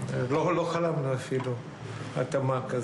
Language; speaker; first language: Hebrew; non-native, fluent; Russian